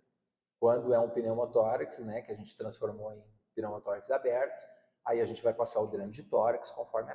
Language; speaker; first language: Portuguese; native; Portuguese